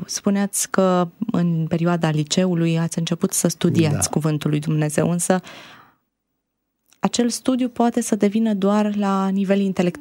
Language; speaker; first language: Romanian; native; Romanian